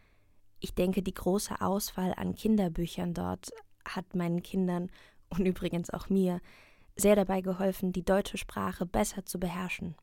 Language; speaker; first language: German; non-native, learner; Russian